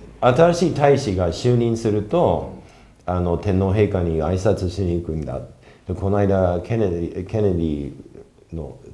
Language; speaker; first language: Japanese; non-native, fluent; English